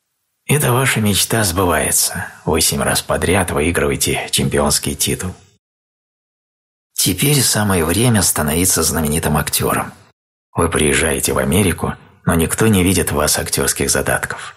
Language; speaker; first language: Russian; native; Russian